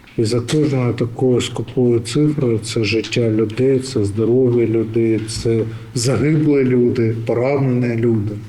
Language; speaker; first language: Ukrainian; native; Ukrainian